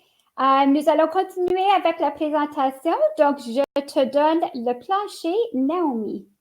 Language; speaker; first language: French; native; French